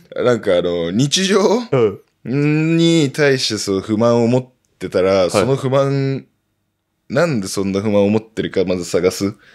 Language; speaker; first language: Japanese; native; Japanese